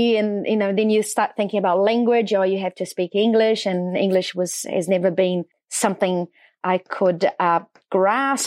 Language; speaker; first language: English; non-native, fluent; Portuguese